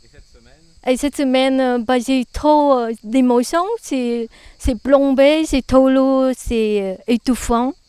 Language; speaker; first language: French; non-native, learner; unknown